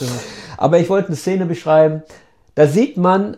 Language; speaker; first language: German; native; German